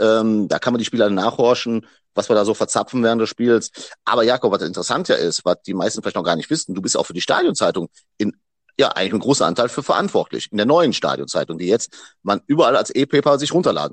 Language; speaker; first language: German; native; German